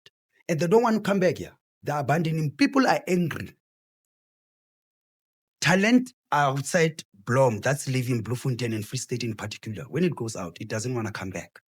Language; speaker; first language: English; non-native, local second language; Southern Sotho